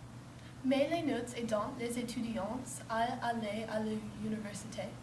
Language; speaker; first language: French; non-native, learner; English